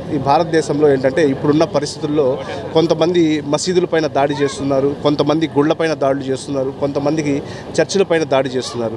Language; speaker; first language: Telugu; native; Telugu